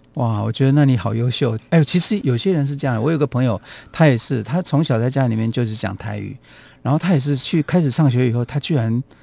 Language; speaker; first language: Chinese; non-native, local second language; Hakka Chinese